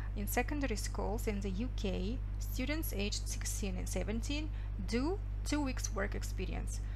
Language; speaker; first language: English; non-native, fluent; Russian